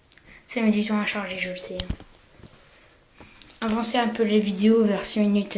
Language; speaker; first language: French; native; French